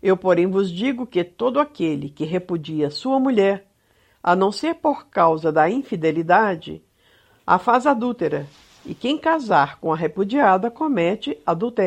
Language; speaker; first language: Portuguese; native; Portuguese